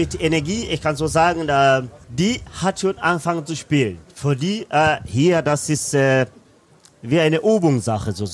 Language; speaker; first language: German; non-native, learner; Swahili